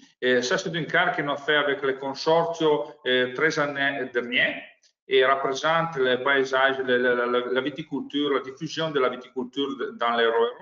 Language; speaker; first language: French; non-native, learner; Italian